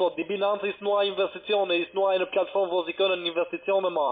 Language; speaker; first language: German; non-native, learner; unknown